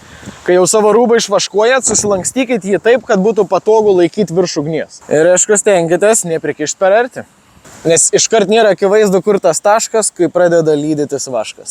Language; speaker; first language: Lithuanian; native; Lithuanian